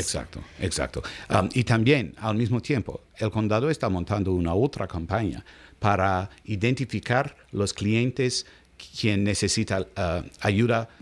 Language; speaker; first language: Spanish; non-native, learner; English